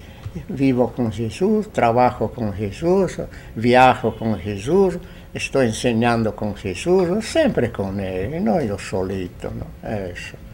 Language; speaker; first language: Spanish; non-native, fluent; Italian